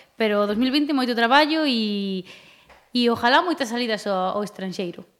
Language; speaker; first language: Galician; native; Galician